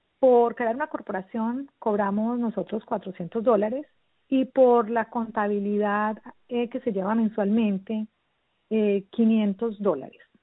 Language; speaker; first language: Spanish; native; Spanish